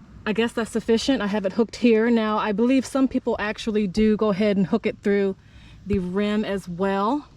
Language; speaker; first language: English; native; English